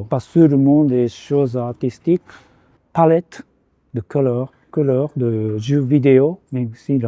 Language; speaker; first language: French; non-native, fluent; Japanese